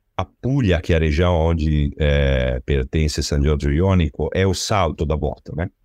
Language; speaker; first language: Portuguese; non-native, fluent; Italian